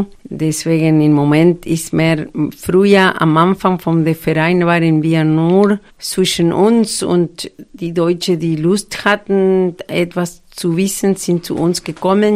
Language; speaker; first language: German; non-native, fluent; Spanish